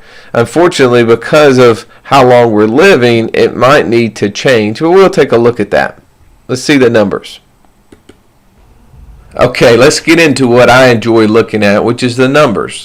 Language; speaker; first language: English; native; English